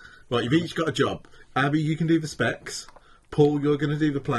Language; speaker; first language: English; native; English